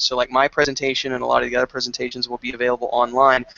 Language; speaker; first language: English; native; English